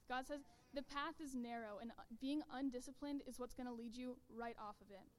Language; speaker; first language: English; native; English